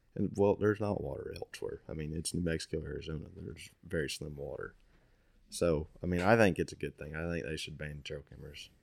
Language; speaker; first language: English; native; English